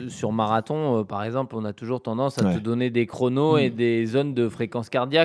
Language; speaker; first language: French; native; French